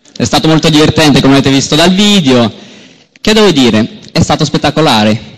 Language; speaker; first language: Italian; non-native, learner; Russian